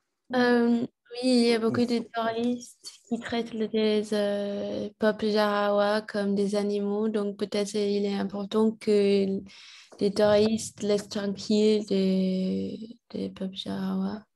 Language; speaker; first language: French; non-native, learner; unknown